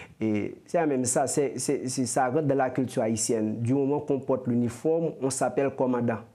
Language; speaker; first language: French; non-native, local second language; Haitian Creole